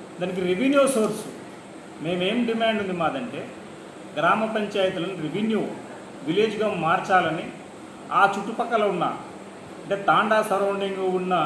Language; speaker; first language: Telugu; non-native, local second language; Lambadi